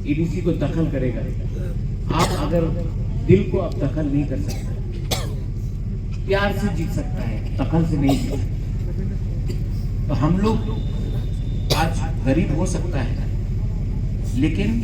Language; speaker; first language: Hindi; non-native, local second language; Kok Borok